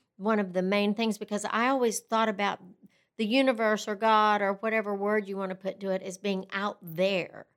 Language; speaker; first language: English; native; English